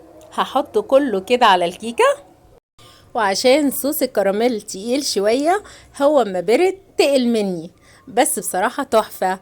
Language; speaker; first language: Arabic; native; Arabic